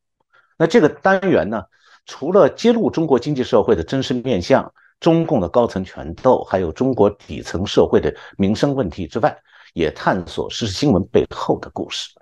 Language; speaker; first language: Chinese; native; Chinese